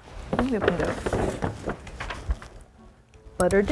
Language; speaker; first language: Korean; non-native, learner; English